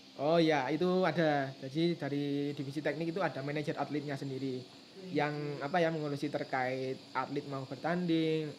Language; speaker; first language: Indonesian; native; Indonesian